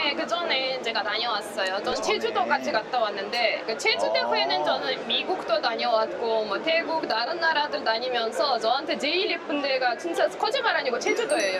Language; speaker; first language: Korean; non-native, fluent; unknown